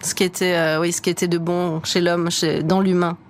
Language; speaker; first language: French; native; French